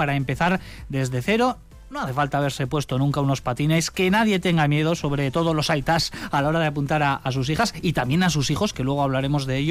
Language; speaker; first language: Spanish; native; Spanish